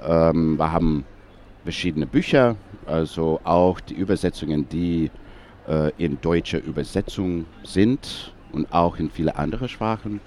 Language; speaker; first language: German; non-native, fluent; English